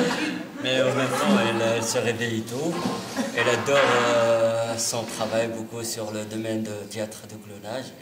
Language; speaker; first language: French; non-native, learner; Arabic